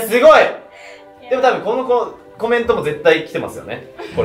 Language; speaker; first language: Japanese; native; Japanese